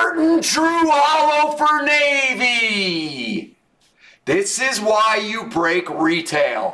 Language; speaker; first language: English; native; English